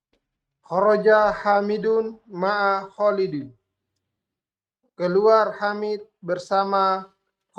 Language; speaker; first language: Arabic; non-native, learner; Indonesian